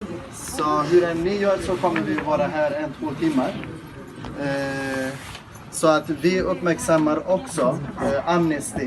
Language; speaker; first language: Swedish; non-native, fluent; Kurdish